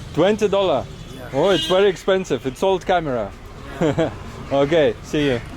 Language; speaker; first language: English; non-native, learner; Russian